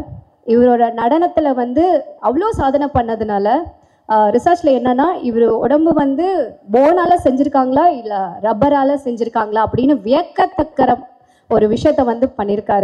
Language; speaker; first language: Tamil; native; Tamil